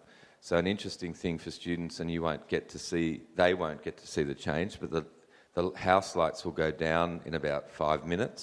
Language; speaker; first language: English; native; English